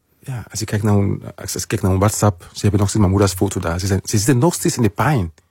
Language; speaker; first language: Dutch; non-native, fluent; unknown